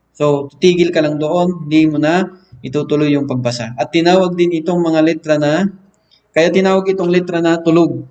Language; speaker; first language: Filipino; non-native, local second language; Maranao